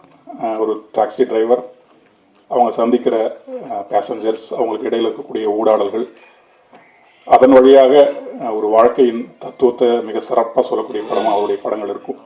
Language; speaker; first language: Tamil; native; Tamil